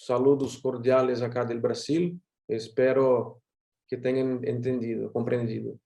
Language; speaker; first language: Spanish; non-native, learner; Portuguese